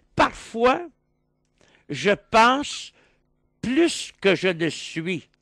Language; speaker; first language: French; native; French